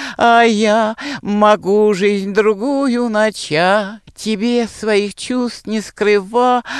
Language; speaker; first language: Russian; native; Russian